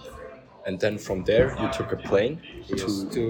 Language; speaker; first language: English; non-native, fluent; German